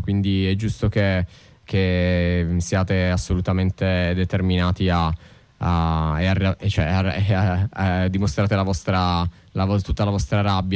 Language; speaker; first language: Italian; native; Italian